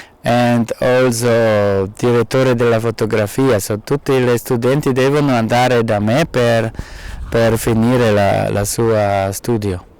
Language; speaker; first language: Italian; non-native, fluent; German